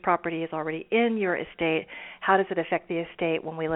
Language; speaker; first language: English; native; English